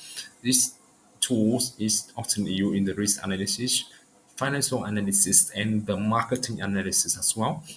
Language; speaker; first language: English; non-native, learner; Vietnamese